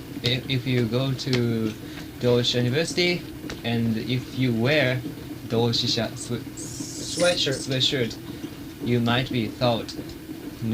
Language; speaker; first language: English; non-native, learner; Japanese